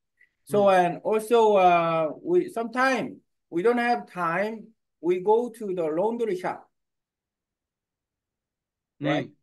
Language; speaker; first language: English; non-native, learner; Korean